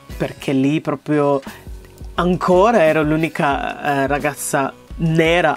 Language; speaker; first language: Italian; early bilingual, other home language; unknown